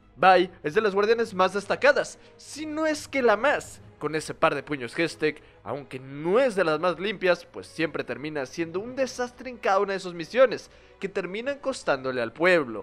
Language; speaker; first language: Spanish; native; Spanish